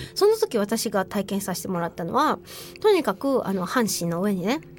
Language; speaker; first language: Japanese; native; Japanese